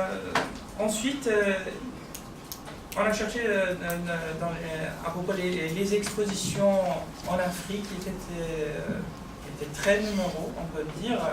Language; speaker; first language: French; non-native, fluent; Persian